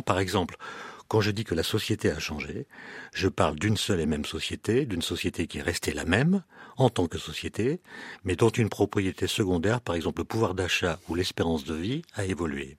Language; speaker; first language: French; native; French